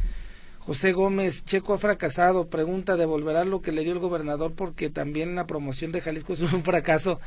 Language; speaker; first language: Spanish; native; Spanish